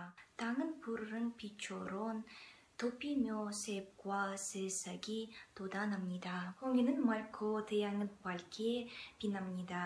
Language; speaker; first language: Korean; non-native, learner; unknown